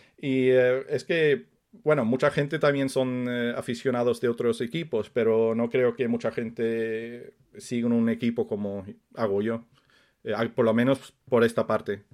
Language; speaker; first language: Spanish; early bilingual, other home language; Swedish